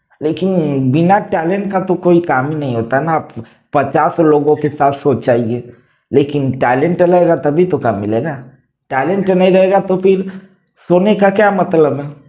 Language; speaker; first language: Hindi; native; Hindi